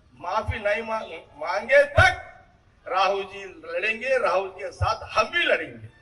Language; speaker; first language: Hindi; non-native, local second language; Telugu